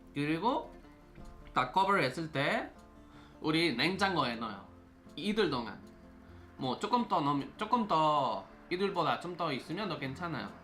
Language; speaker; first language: Korean; non-native, fluent; Spanish